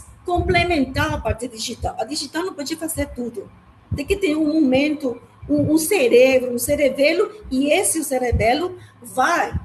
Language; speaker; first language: Portuguese; non-native, learner; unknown